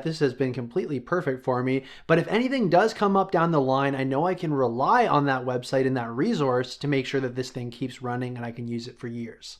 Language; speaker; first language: English; native; English